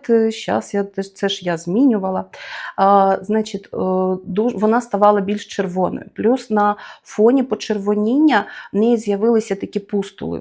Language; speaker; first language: Ukrainian; native; Ukrainian